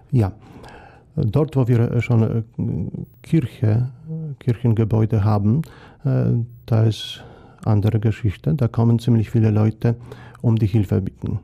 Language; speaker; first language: German; non-native, fluent; Polish